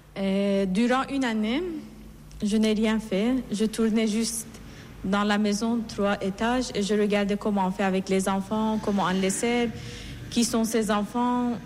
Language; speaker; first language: French; non-native, fluent; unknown